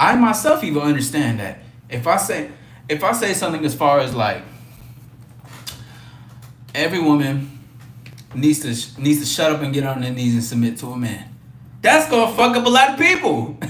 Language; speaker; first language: English; native; English